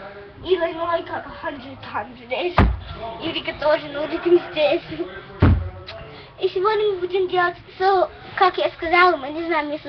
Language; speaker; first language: Russian; early bilingual, heritage; English